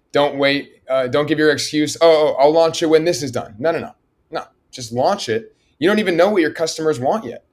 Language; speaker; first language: English; native; English